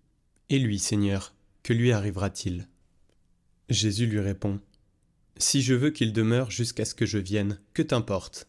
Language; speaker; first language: French; native; French